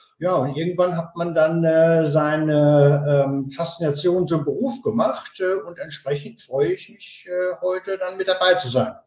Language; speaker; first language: German; native; German